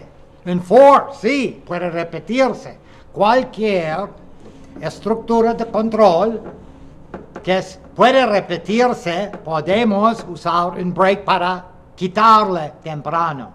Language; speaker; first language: Spanish; non-native, fluent; English